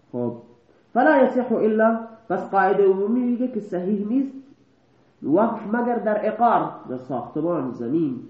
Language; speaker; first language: Persian; non-native, local second language; Baluchi